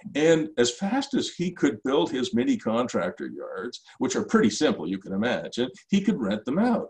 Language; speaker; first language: English; native; English